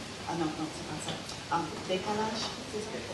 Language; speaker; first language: French; non-native, fluent; English